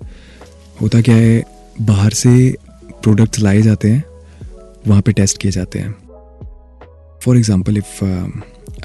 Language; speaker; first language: English; non-native, local second language; Hindi